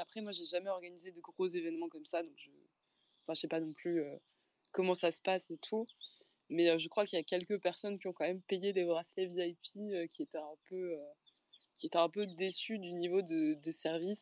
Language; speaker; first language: French; native; French